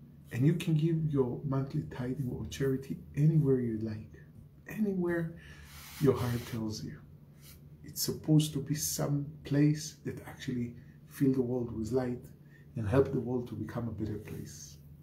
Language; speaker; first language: English; non-native, fluent; Hebrew